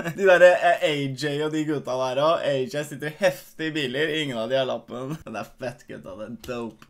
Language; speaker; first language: Norwegian; early bilingual, other home language; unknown